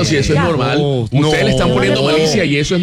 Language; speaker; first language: Spanish; native; Spanish